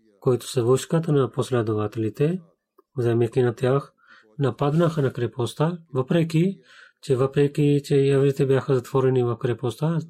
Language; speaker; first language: Bulgarian; non-native, learner; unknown